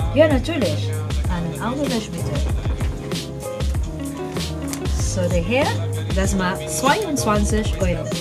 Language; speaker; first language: German; non-native, learner; Filipino